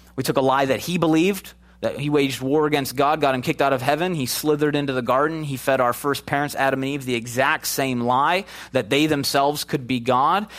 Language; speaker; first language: English; native; English